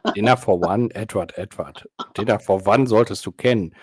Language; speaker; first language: German; native; German